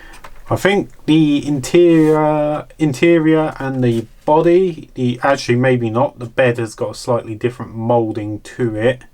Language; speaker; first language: English; native; English